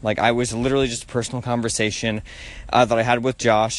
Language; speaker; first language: English; native; English